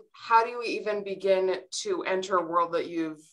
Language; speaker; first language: English; native; English